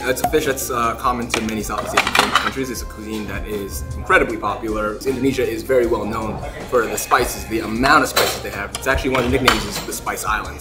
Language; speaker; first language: English; early bilingual, other home language; Indonesian